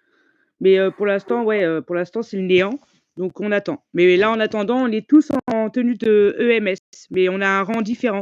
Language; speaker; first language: French; native; French